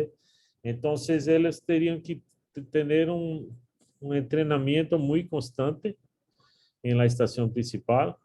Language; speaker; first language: Spanish; non-native, learner; Portuguese